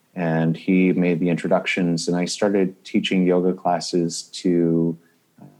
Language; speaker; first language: English; native; English